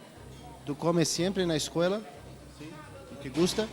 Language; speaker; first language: Spanish; non-native, learner; Portuguese